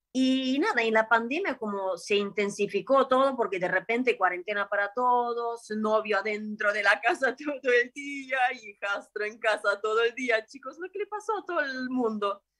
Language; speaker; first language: Spanish; non-native, fluent; Ukrainian